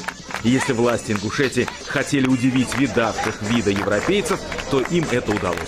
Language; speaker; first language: Russian; native; Russian